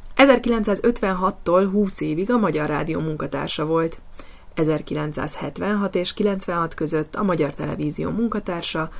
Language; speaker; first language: Hungarian; native; Hungarian